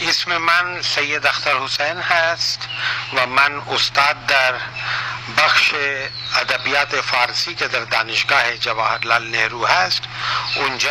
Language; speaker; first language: Persian; non-native, fluent; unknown